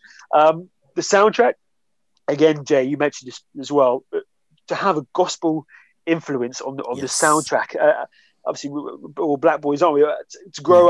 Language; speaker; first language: English; native; English